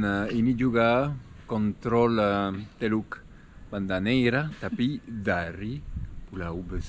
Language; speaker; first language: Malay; non-native, learner; English